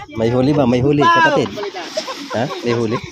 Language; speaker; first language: Filipino; native; Filipino